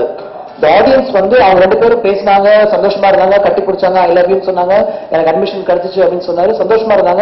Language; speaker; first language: Tamil; native; Tamil